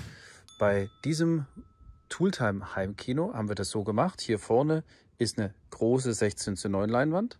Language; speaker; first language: German; native; German